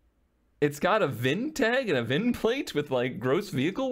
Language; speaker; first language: English; native; English